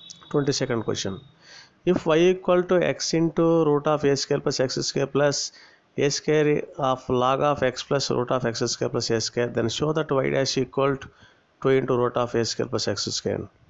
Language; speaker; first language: English; non-native, local second language; Telugu